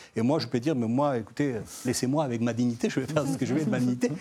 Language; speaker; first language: French; non-native, fluent; Spanish